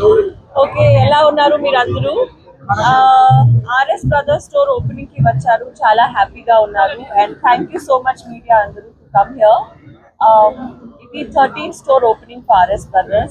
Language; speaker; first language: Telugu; non-native, learner; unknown